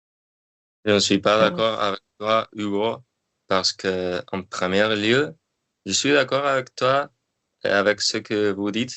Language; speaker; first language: French; non-native, learner; Spanish